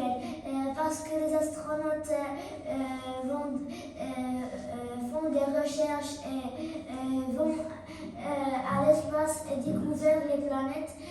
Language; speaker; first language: French; non-native, learner; Arabic